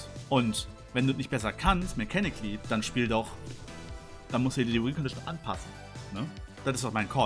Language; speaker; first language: German; native; German